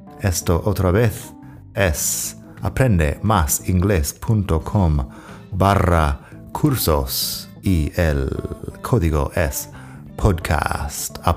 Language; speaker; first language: Spanish; non-native, fluent; English